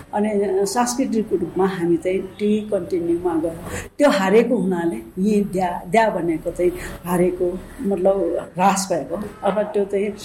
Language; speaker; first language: Nepali; non-native, local second language; Newari